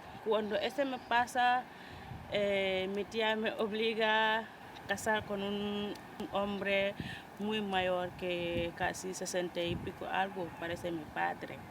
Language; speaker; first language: Spanish; non-native, fluent; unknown